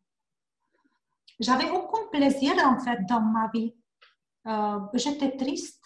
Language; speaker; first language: French; non-native, learner; Hungarian